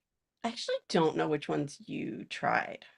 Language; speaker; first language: English; native; English